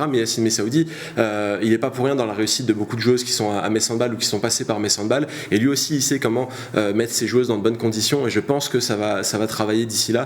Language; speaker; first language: French; native; French